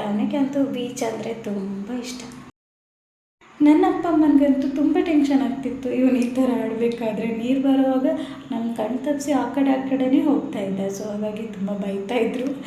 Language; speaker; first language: Kannada; non-native, local second language; Tulu